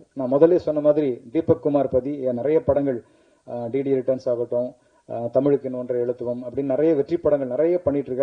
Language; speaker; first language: Tamil; native; Tamil